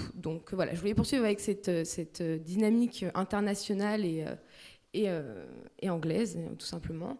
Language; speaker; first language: French; native; French